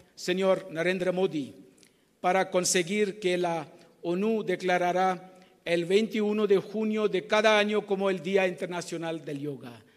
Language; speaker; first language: Spanish; non-native, fluent; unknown